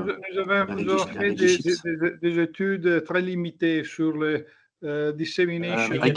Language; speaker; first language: French; non-native, learner; Italian